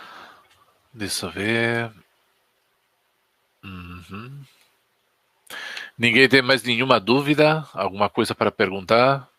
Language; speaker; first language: Portuguese; non-native, fluent; Spanish